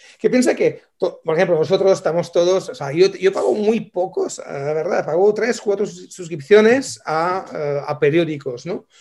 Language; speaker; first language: Spanish; non-native, fluent; French